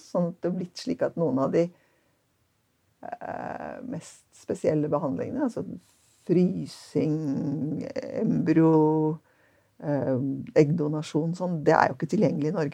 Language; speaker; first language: Norwegian; native; Norwegian